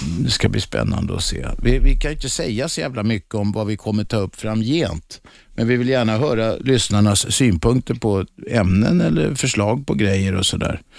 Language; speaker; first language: Swedish; native; Swedish